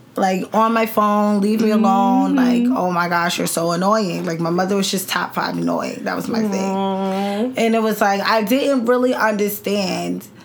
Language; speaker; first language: English; native; English